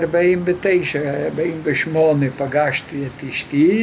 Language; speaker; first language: Hebrew; non-native, fluent; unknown